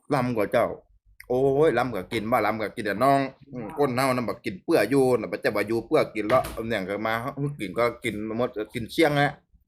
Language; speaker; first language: Thai; native; Thai